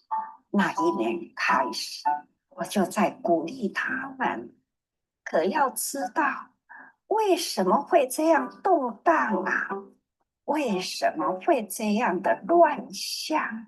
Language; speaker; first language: Chinese; native; Chinese